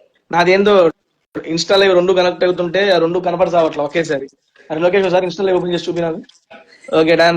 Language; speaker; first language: Telugu; native; Telugu